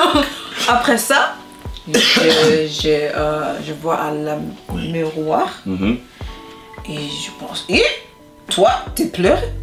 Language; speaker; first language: French; non-native, learner; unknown